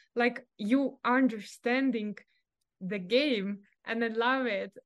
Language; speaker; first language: English; non-native, fluent; Russian